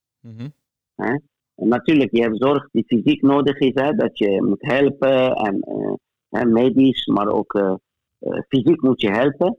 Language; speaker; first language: Dutch; non-native, fluent; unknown